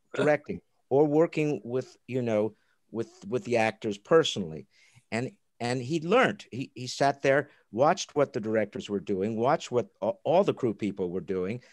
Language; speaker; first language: English; native; English